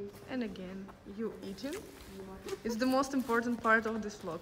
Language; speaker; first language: English; non-native, fluent; Ukrainian